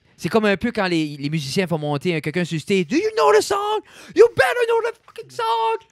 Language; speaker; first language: French; native; French